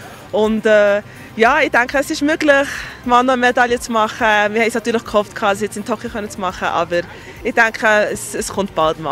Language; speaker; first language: German; native; German